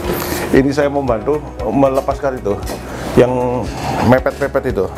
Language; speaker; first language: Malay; non-native, local second language; Javanese